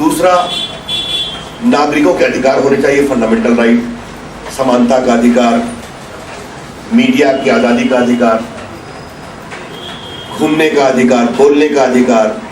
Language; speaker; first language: Hindi; native; Hindi